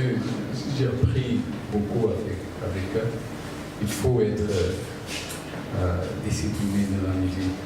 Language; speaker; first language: French; non-native, fluent; Portuguese